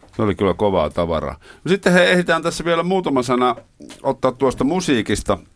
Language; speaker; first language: Finnish; native; Finnish